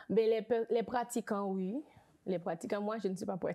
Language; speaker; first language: French; non-native, local second language; Haitian Creole